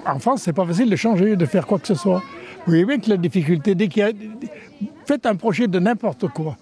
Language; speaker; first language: French; native; French